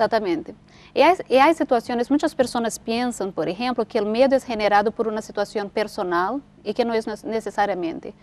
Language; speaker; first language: Spanish; non-native, fluent; Portuguese